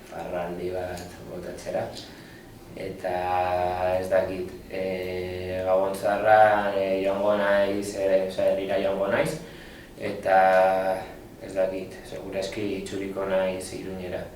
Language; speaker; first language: Basque; non-native, local second language; Spanish